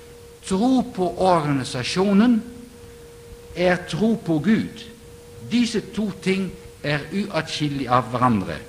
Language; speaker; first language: Norwegian; non-native, fluent; Dutch